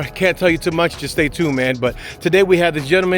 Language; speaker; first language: English; native; English